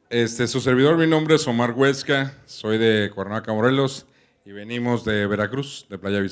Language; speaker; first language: Spanish; native; Spanish